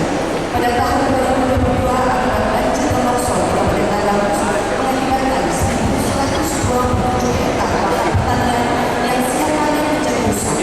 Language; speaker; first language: Indonesian; native; Indonesian